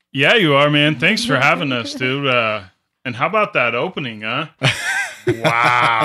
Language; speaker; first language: English; native; English